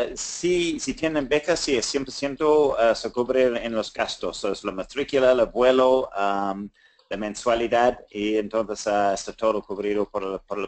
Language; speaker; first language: Spanish; non-native, fluent; English